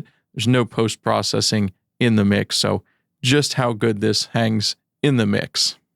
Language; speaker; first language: English; native; English